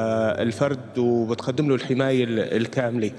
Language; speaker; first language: Arabic; native; Arabic